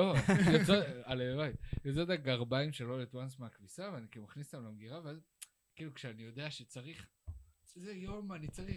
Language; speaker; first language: Hebrew; native; Hebrew